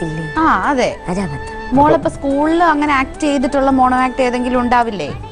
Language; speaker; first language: Malayalam; native; Malayalam